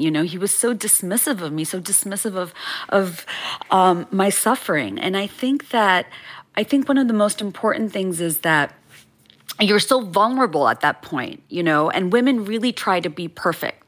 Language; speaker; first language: English; non-native, local second language; Bangla